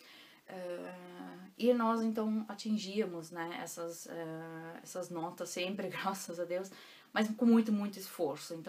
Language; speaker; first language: Portuguese; non-native, local second language; German